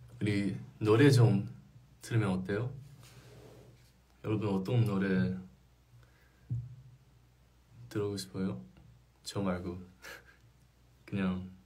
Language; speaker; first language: Korean; non-native, fluent; Chinese